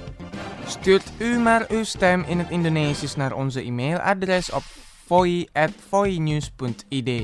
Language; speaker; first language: Dutch; non-native, fluent; Indonesian